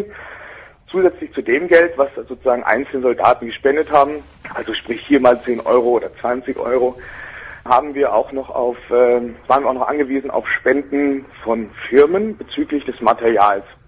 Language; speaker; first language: German; native; German